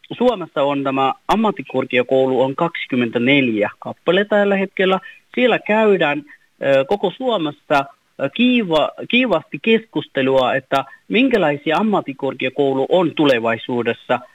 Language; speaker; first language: Finnish; non-native, fluent; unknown